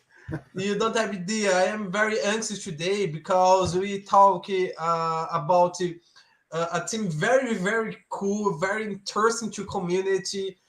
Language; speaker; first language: English; non-native, learner; Portuguese